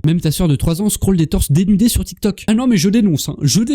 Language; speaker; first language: French; native; French